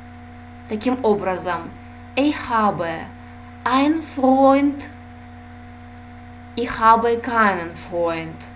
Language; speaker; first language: German; non-native, fluent; Russian